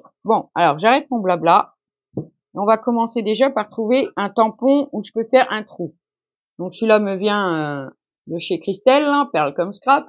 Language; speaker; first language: French; native; French